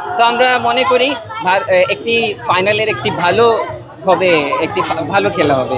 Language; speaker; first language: Bangla; non-native, learner; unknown